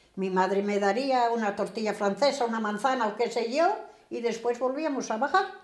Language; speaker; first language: Spanish; native; Spanish